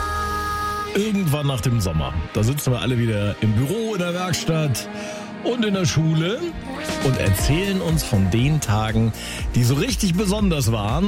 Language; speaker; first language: German; native; German